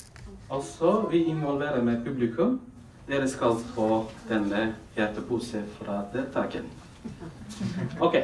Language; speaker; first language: Norwegian; non-native, fluent; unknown